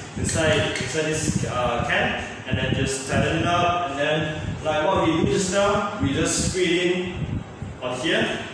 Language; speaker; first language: English; non-native, local second language; Chinese